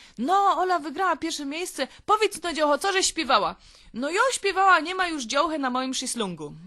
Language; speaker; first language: Polish; native; Polish